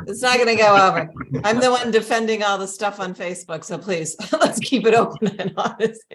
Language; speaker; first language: English; native; English